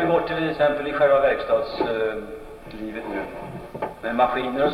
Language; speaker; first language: Swedish; native; Swedish